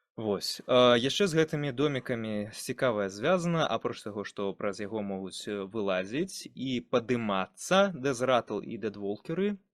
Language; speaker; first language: Belarusian; non-native, local second language; Russian